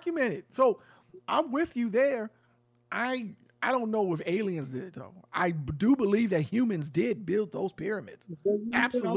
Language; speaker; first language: English; native; English